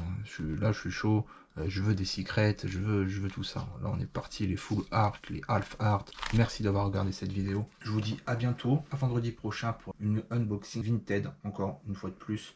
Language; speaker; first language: French; native; French